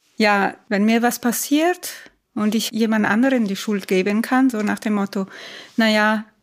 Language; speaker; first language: German; non-native, fluent; Italian